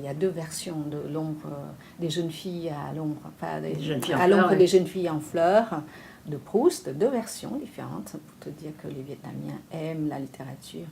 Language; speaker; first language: French; non-native, fluent; Vietnamese